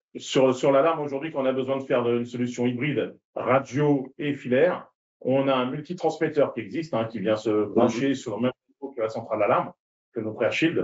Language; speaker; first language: French; native; French